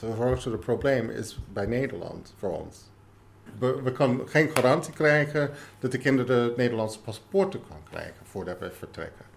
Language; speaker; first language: Dutch; non-native, fluent; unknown